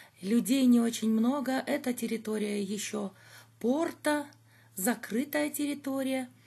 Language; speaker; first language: Russian; native; Russian